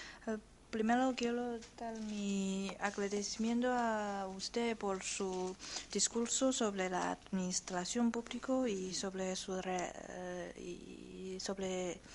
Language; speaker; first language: Spanish; non-native, fluent; Chinese